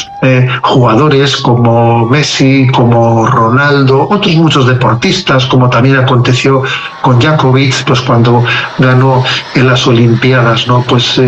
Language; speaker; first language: Spanish; native; Spanish